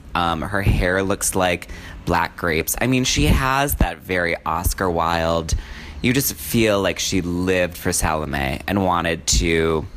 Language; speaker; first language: English; native; English